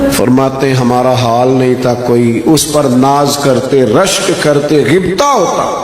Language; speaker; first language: Urdu; non-native, local second language; Punjabi